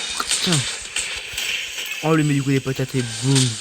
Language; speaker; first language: French; native; French